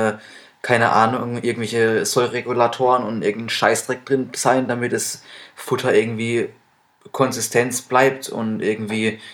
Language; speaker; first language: German; native; German